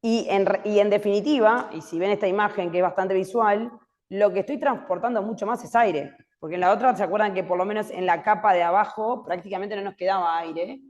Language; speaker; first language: Spanish; native; Spanish